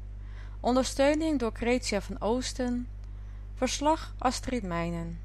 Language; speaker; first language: Dutch; native; Dutch